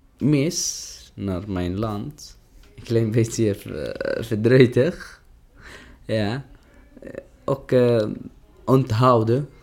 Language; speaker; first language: Dutch; non-native, learner; Arabic